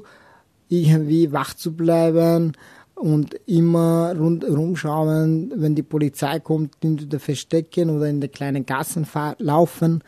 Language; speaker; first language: German; non-native, local second language; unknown